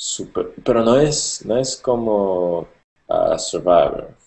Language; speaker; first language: Spanish; non-native, learner; English